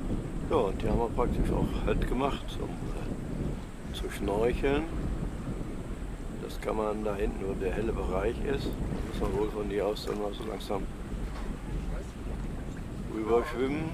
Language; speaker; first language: German; native; German